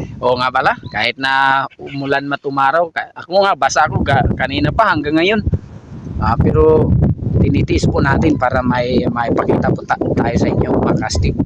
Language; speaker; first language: Filipino; non-native, local second language; Cebuano